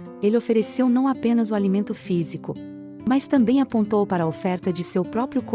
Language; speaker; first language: Portuguese; native; Portuguese